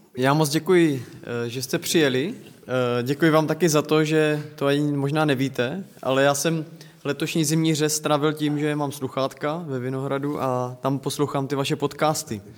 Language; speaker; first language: Czech; native; Czech